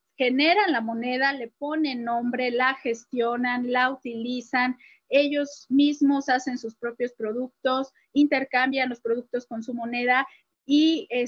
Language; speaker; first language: Spanish; native; Spanish